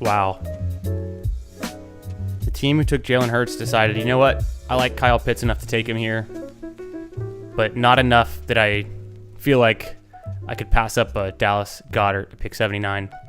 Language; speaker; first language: English; native; English